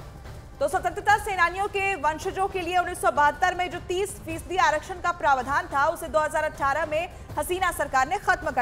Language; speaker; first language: Hindi; native; Hindi